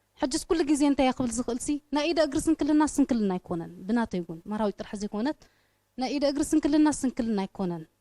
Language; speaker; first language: Tigrinya; native; Tigrinya